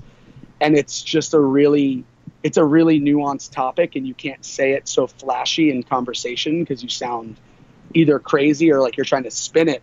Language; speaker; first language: English; native; English